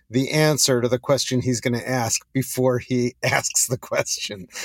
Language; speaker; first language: English; native; English